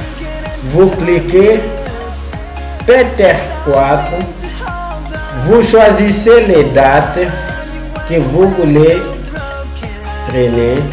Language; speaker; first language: French; non-native, fluent; Portuguese